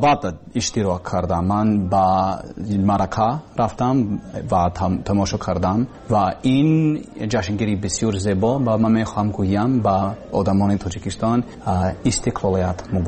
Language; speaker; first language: Persian; non-native, learner; English